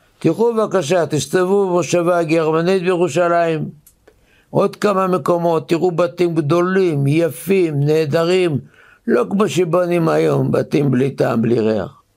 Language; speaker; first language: Hebrew; native; Hebrew